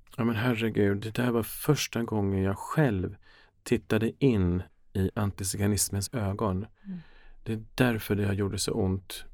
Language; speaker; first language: Swedish; early bilingual, other home language; Finnish